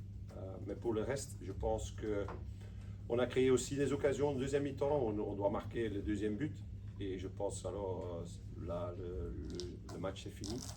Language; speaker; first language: French; non-native, local second language; Dutch